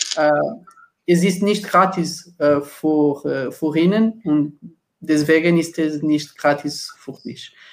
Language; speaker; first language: German; non-native, learner; Portuguese